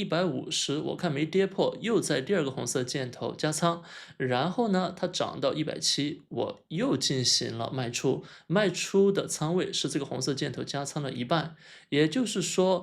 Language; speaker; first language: Chinese; native; Chinese